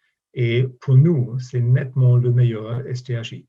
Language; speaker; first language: French; non-native, fluent; German